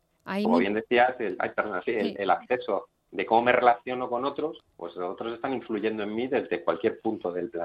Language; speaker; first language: Spanish; native; Spanish